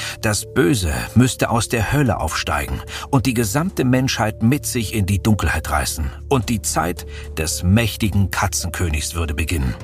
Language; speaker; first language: German; native; German